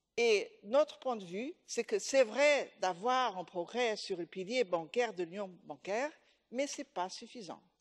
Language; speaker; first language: French; non-native, fluent; Portuguese